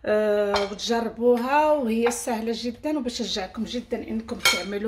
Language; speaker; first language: Arabic; native; Arabic